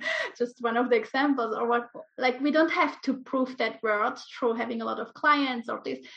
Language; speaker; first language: English; non-native, fluent; German